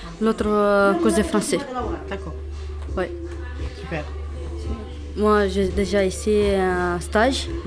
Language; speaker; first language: French; non-native, learner; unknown